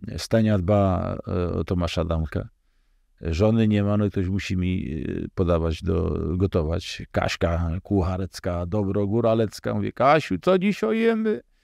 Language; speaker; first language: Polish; native; Polish